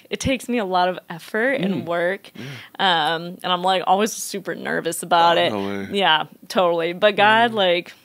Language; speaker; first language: English; native; English